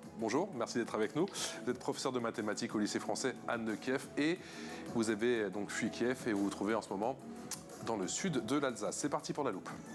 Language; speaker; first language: French; native; French